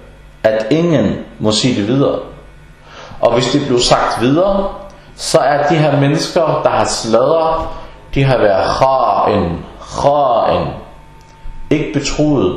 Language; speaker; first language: Danish; early bilingual, other home language; Arabic